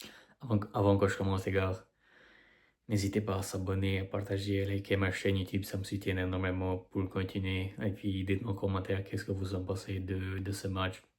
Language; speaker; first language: French; non-native, fluent; Albanian